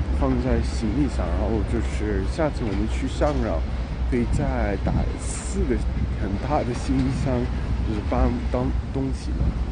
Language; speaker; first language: Chinese; non-native, fluent; English